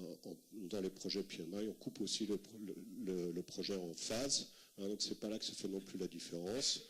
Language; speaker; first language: French; native; French